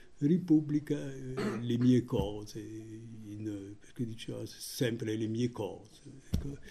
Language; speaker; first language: Italian; non-native, fluent; French